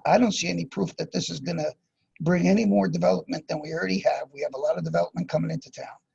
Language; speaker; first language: English; native; English